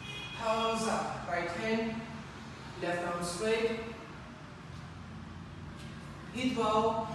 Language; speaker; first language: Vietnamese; non-native, learner; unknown